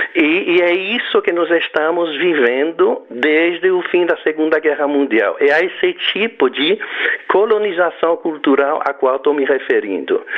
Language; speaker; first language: Portuguese; non-native, fluent; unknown